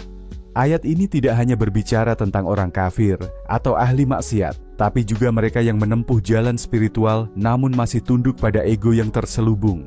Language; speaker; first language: Indonesian; native; Indonesian